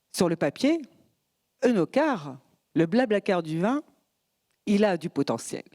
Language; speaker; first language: French; early bilingual, other home language; Portuguese